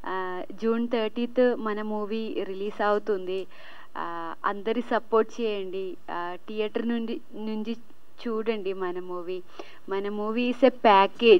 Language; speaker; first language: Telugu; non-native, learner; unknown